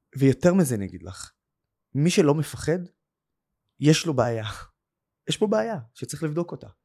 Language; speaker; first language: Hebrew; non-native, local second language; Arabic